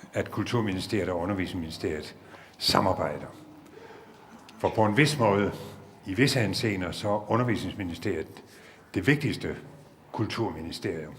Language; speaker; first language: Danish; native; Danish